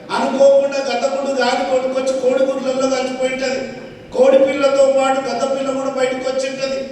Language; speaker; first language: Telugu; native; Telugu